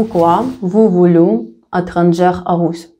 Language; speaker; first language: French; non-native, learner; Russian